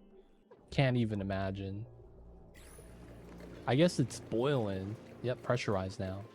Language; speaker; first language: English; native; English